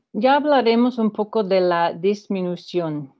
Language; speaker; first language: Spanish; non-native, fluent; English